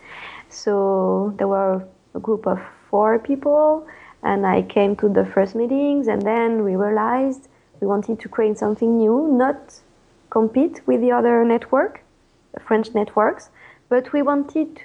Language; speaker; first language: English; non-native, fluent; French